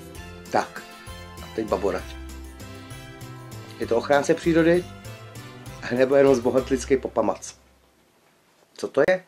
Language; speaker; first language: Czech; native; Czech